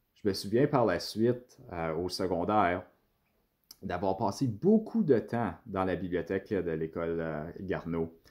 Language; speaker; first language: French; native; French